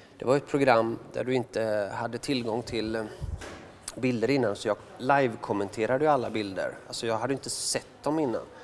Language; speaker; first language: Swedish; early bilingual, other home language; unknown